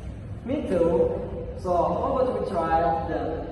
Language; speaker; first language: English; non-native, learner; Indonesian